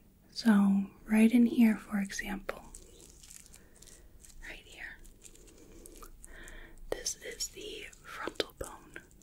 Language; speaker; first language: English; native; English